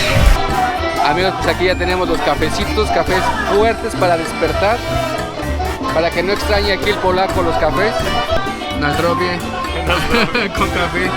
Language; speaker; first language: Spanish; native; Spanish